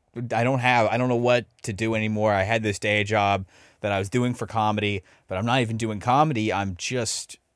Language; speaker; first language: English; native; English